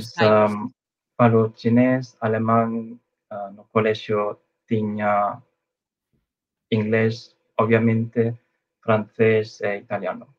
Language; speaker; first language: Portuguese; non-native, fluent; Chinese